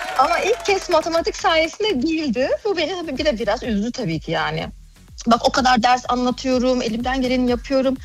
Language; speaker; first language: Turkish; early bilingual, heritage; Turkish